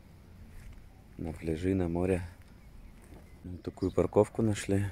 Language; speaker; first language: Russian; native; Russian